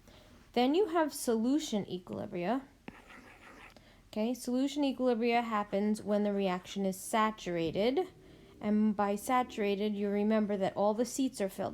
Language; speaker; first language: English; native; English